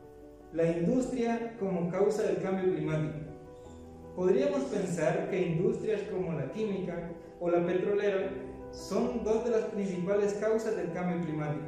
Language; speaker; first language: Spanish; native; Spanish